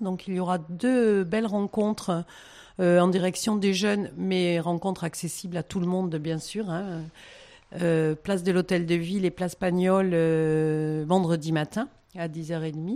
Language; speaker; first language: French; native; French